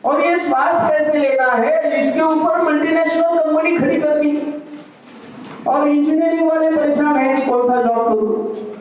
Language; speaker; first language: Hindi; non-native, local second language; Marathi